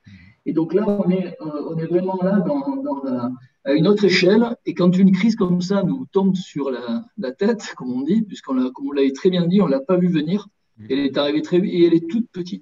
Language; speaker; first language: French; native; French